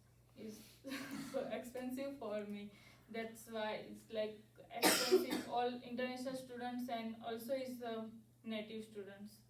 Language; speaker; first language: English; non-native, learner; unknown